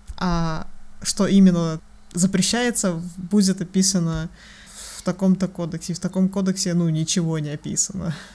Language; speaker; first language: Russian; native; Russian